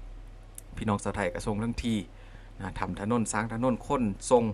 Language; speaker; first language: Thai; non-native, local second language; Northeastern Thai